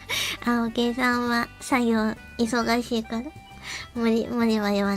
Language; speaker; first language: Japanese; native; Japanese